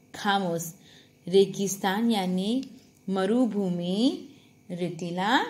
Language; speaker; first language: Hindi; non-native, local second language; Gujarati